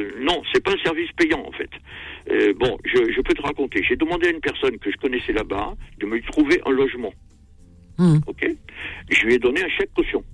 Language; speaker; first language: French; native; French